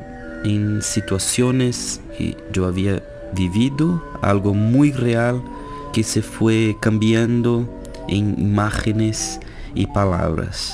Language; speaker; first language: Spanish; non-native, fluent; Portuguese